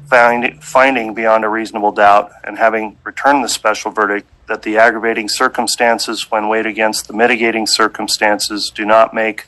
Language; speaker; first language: English; native; English